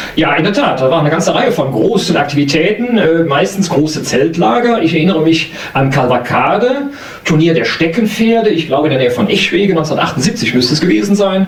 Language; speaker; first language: German; native; German